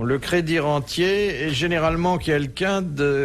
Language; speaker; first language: French; native; French